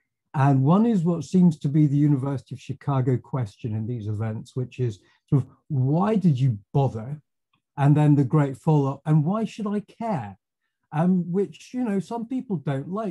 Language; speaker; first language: English; native; English